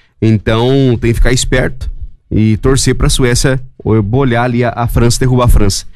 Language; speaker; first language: Portuguese; native; Portuguese